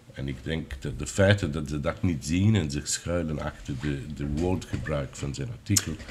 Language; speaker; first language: Dutch; non-native, fluent; English